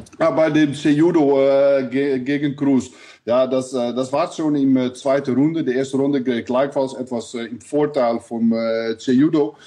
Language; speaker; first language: German; non-native, learner; Dutch